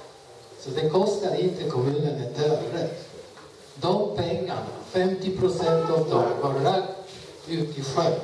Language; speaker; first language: Swedish; non-native, fluent; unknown